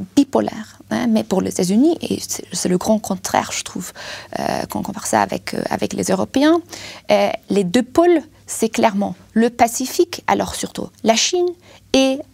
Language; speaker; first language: French; non-native, fluent; German